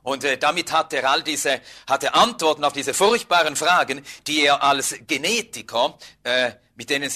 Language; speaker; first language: German; native; German